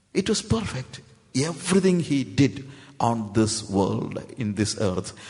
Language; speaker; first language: English; non-native, local second language; Malayalam